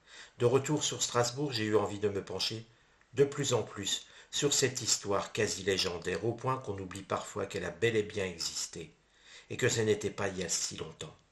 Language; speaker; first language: French; native; French